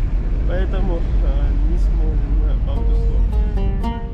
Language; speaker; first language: Russian; non-native, learner; Pashto